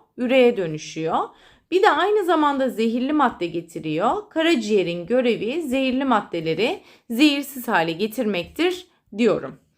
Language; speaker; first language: Turkish; native; Turkish